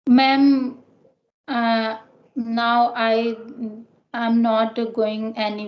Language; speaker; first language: English; non-native, learner; Hindi